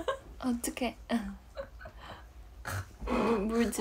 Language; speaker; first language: Korean; non-native, fluent; Chinese